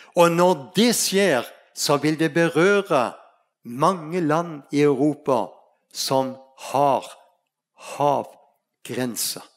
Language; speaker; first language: Norwegian; native; Norwegian